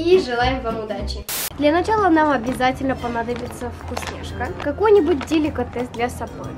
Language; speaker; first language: Russian; native; Russian